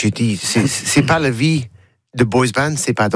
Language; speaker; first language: French; non-native, learner; English